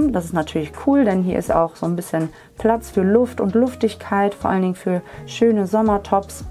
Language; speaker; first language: German; native; German